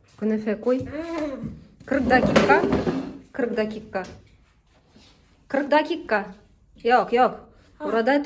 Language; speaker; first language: Turkish; non-native, learner; Russian